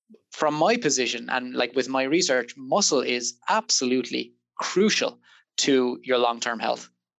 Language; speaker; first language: English; native; English